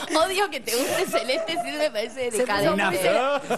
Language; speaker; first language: Spanish; native; Spanish